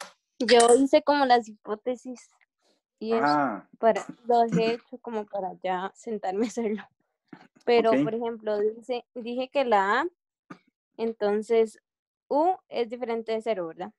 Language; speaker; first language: Spanish; native; Spanish